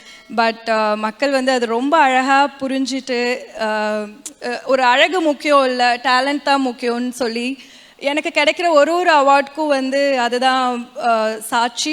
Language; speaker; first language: Tamil; native; Tamil